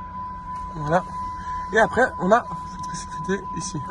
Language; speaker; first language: French; native; French